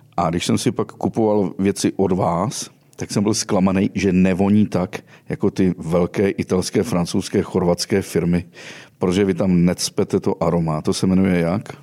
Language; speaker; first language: Czech; native; Czech